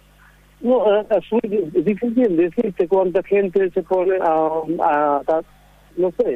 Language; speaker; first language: Spanish; non-native, learner; Bangla